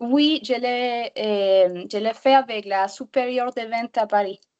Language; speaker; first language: French; non-native, learner; Spanish